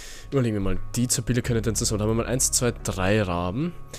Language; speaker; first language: German; native; German